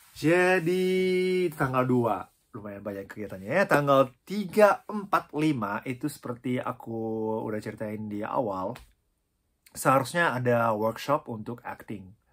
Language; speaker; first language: Indonesian; non-native, fluent; Japanese